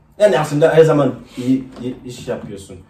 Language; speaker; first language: Turkish; non-native, learner; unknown